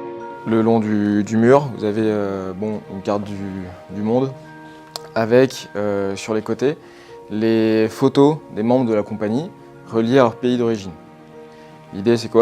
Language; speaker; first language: French; native; French